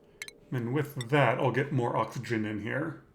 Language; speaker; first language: English; native; English